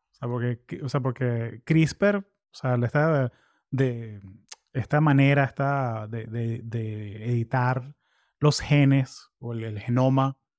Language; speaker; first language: Spanish; native; Spanish